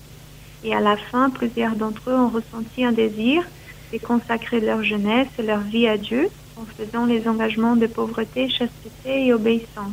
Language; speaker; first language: French; non-native, fluent; Portuguese